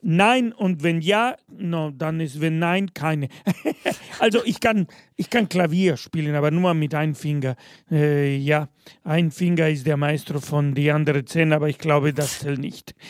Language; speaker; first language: German; non-native, fluent; Spanish